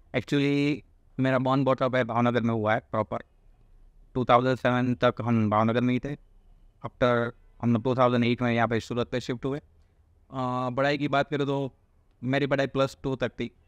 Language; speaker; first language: Hindi; non-native, local second language; Gujarati